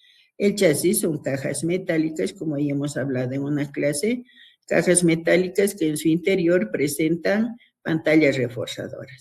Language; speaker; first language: Spanish; native; Spanish